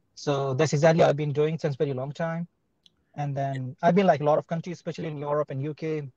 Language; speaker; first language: English; non-native, fluent; Arabic